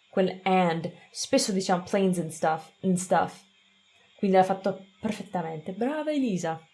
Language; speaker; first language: Italian; non-native, fluent; English